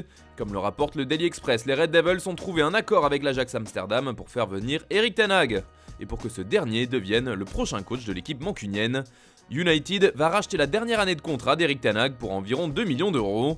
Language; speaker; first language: French; native; French